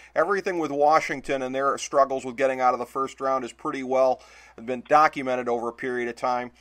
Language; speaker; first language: English; native; English